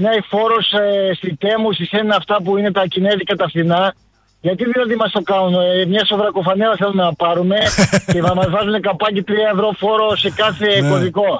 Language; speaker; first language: Greek; native; Greek